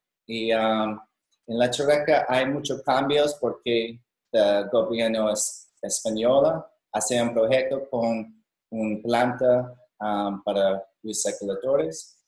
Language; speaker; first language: Spanish; non-native, learner; English